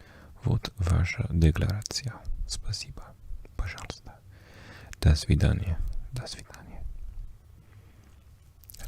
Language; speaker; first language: Russian; non-native, learner; English